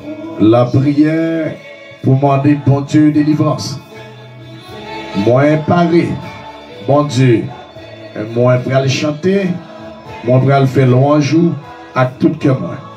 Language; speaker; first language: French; non-native, local second language; Haitian Creole